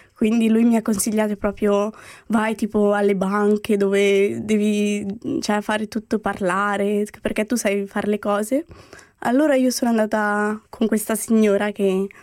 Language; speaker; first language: Italian; early bilingual, other home language; Romany